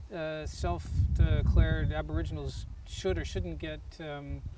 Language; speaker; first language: English; native; English